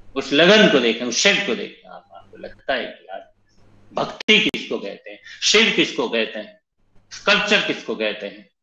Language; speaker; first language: Hindi; native; Hindi